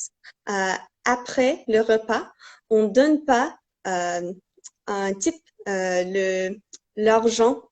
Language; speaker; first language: French; non-native, fluent; English